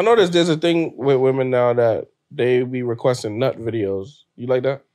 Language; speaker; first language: English; native; English